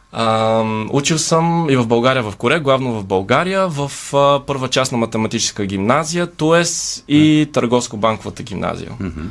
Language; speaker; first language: Bulgarian; native; Bulgarian